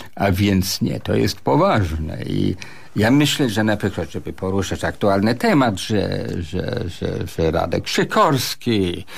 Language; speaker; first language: Polish; non-native, fluent; English